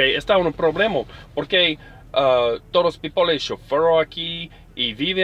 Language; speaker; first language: Spanish; non-native, learner; English